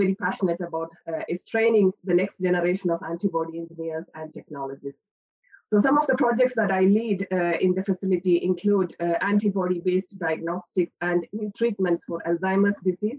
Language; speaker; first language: English; non-native, local second language; Malayalam